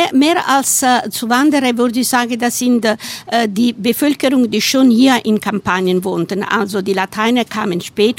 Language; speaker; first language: German; non-native, fluent; Italian